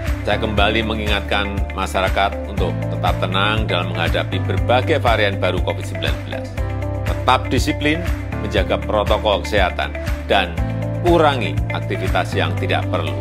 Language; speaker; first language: Indonesian; native; Indonesian